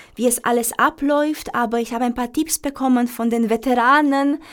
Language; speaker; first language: German; non-native, fluent; Romanian